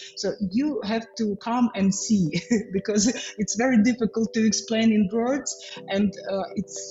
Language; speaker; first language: English; non-native, fluent; Ukrainian